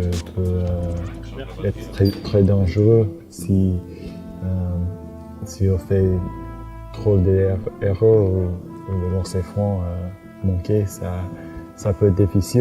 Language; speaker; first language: French; non-native, fluent; English